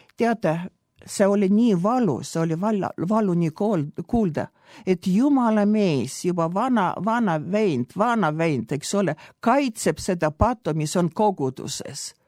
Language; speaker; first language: Estonian; non-native, local second language; Russian